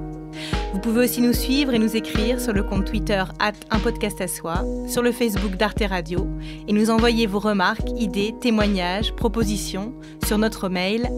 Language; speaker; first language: French; native; French